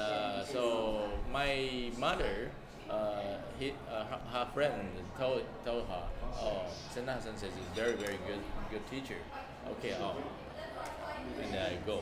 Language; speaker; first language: English; non-native, learner; Japanese